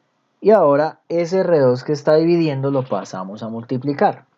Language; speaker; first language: Spanish; native; Spanish